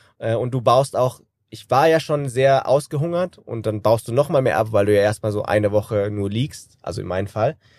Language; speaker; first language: German; native; German